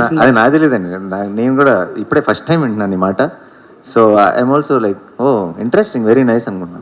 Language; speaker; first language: Telugu; native; Telugu